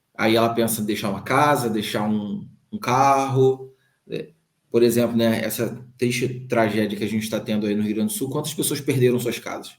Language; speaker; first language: Portuguese; native; Portuguese